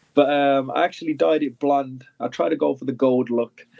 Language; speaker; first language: English; native; English